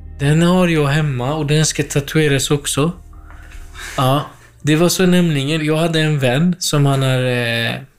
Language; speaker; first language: Swedish; non-native, fluent; Kurdish